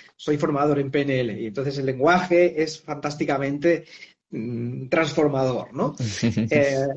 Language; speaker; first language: Spanish; native; Spanish